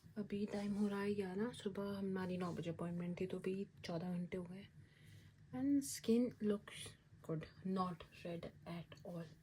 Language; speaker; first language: Urdu; non-native, local second language; Punjabi